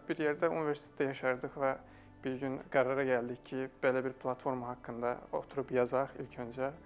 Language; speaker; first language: Azerbaijani; native; Azerbaijani